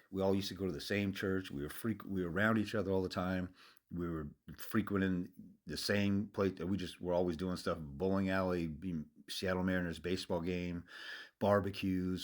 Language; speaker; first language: English; native; English